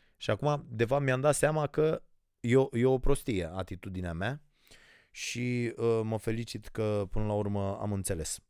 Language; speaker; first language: Romanian; native; Romanian